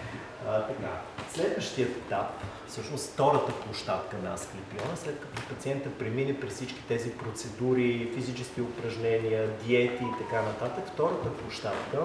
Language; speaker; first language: Bulgarian; native; Bulgarian